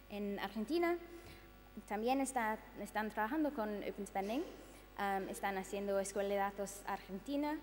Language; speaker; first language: Spanish; non-native, fluent; English